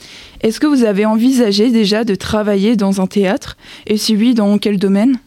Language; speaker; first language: French; native; French